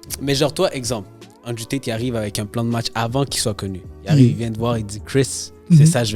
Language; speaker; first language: French; native; French